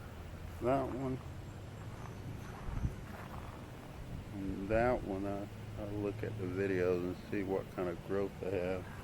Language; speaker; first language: English; native; English